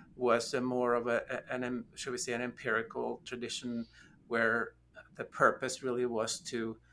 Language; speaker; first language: English; non-native, fluent; Norwegian